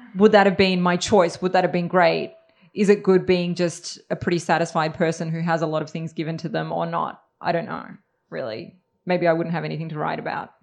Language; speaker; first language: English; early bilingual, other home language; Serbian